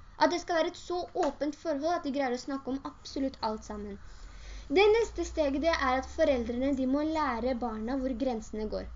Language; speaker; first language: Norwegian; early bilingual, other home language; Urdu